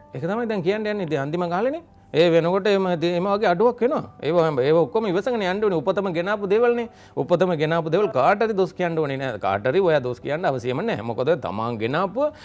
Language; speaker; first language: Sinhala; non-native, local second language; Tamil